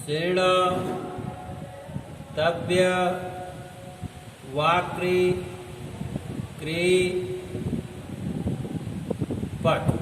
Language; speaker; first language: Hindi; native; Hindi